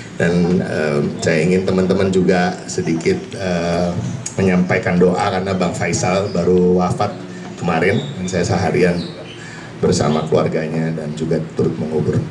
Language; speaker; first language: Indonesian; native; Indonesian